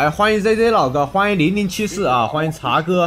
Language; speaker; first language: Chinese; native; Chinese